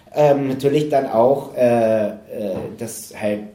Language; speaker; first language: German; non-native, fluent; English